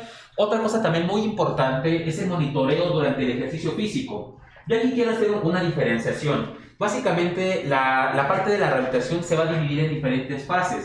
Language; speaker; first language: Spanish; native; Spanish